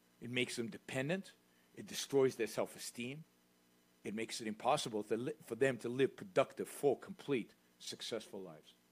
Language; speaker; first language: English; native; English